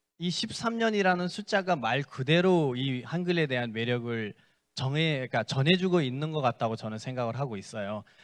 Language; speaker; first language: Korean; non-native, fluent; Nepali